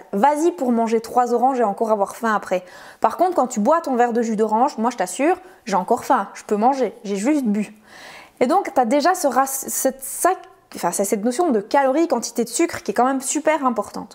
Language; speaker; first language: French; native; French